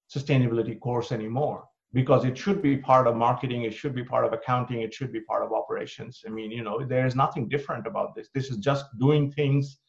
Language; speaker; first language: English; non-native, local second language; Bangla